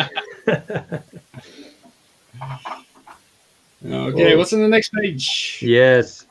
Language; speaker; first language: English; non-native, fluent; Dutch